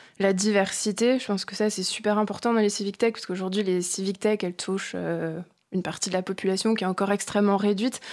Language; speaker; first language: French; native; French